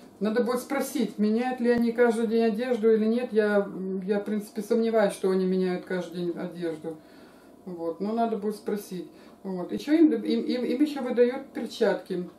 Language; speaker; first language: Russian; native; Russian